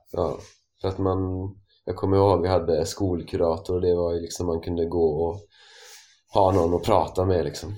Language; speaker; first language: Swedish; native; Swedish